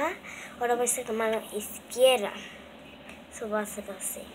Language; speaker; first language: Spanish; early bilingual, heritage; Spanish